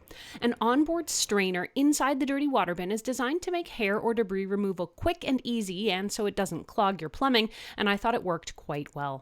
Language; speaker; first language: English; native; English